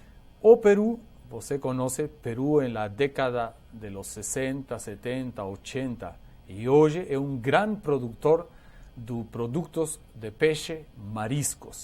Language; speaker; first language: Portuguese; non-native, learner; Spanish